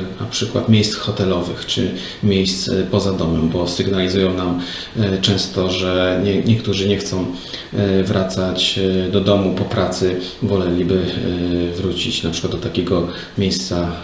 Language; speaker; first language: Polish; native; Polish